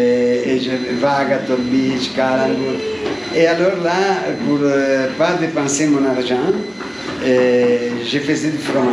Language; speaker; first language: French; non-native, fluent; Italian